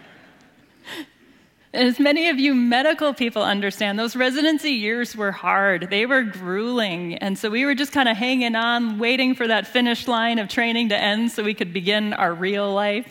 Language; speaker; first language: English; native; English